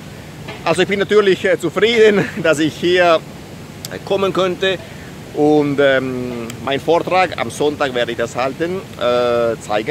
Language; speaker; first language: German; non-native, fluent; Italian